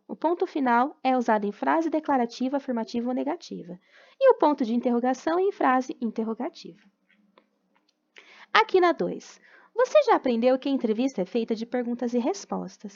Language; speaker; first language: Portuguese; native; Portuguese